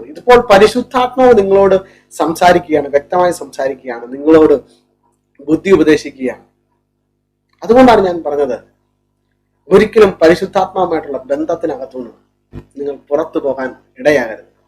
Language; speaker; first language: Malayalam; native; Malayalam